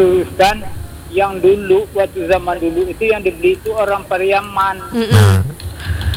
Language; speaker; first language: Indonesian; native; Indonesian